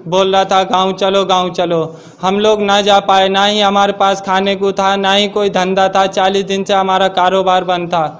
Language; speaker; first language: Hindi; native; Hindi